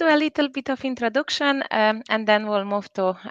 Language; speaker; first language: English; non-native, fluent; Polish